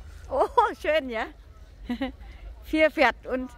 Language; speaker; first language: German; non-native, learner; Vietnamese